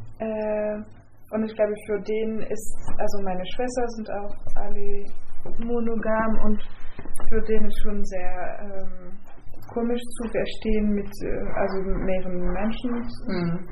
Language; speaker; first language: German; non-native, fluent; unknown